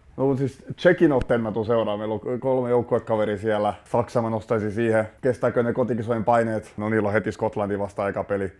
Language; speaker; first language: Finnish; early bilingual, other home language; Czech